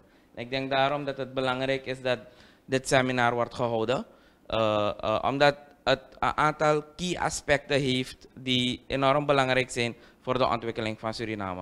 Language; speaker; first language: Dutch; native; Dutch